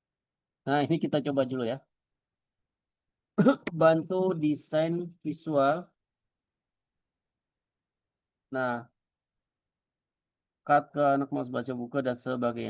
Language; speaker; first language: Indonesian; native; Indonesian